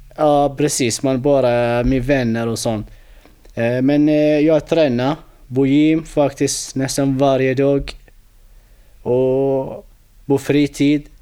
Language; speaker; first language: Swedish; non-native, learner; Arabic